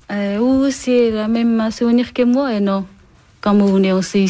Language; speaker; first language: French; non-native, learner; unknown